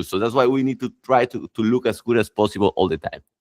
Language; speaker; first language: English; non-native, fluent; Spanish